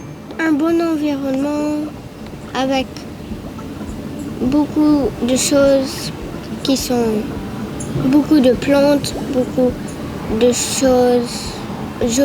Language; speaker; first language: French; early bilingual, heritage; French